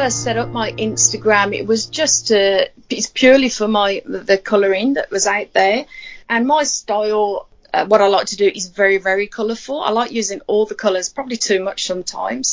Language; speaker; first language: English; native; English